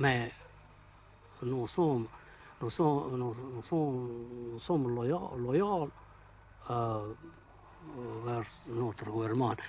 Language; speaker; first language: French; non-native, fluent; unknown